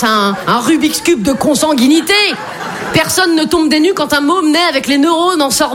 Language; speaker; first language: French; native; French